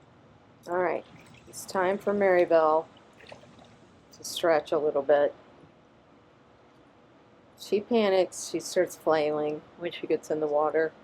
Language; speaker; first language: English; native; English